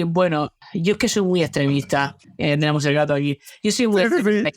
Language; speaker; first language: Spanish; native; Spanish